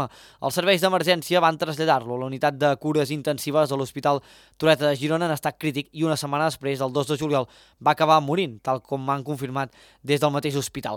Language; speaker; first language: Catalan; native; Catalan